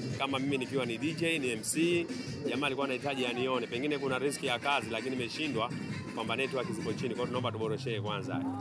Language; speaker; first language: Swahili; native; Swahili